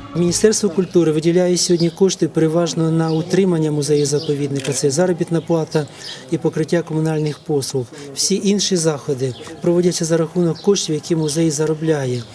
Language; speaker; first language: Ukrainian; native; Ukrainian